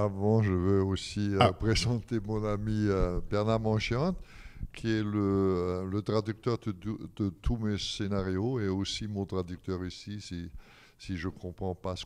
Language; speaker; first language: French; non-native, fluent; German